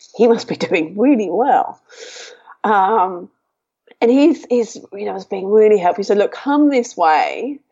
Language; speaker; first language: English; native; English